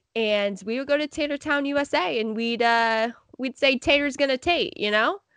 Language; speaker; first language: English; native; English